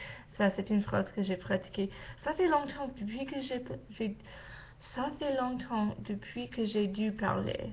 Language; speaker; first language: French; non-native, learner; English